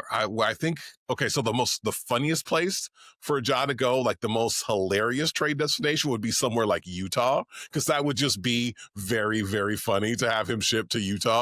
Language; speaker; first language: English; native; English